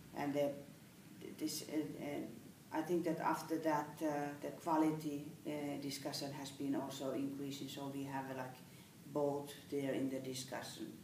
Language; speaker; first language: English; non-native, fluent; Finnish